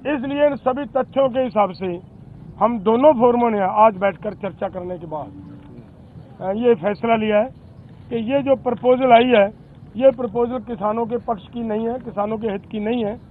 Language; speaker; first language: Hindi; non-native, local second language; Punjabi